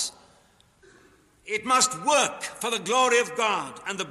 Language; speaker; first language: English; native; English